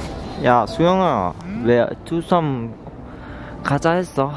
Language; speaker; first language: Korean; non-native, learner; Vietnamese